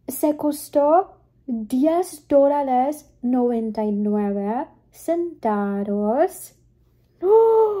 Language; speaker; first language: Spanish; early bilingual, heritage; Spanish